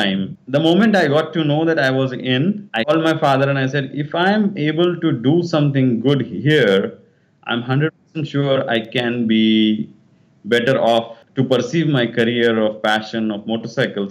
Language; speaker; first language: English; non-native, local second language; Kannada